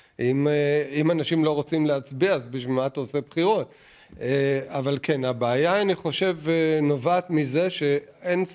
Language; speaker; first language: Hebrew; native; Hebrew